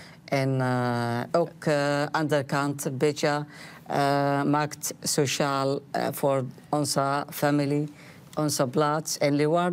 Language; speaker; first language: Dutch; non-native, learner; Arabic